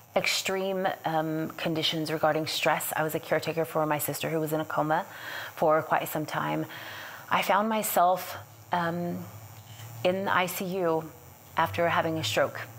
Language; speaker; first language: English; native; English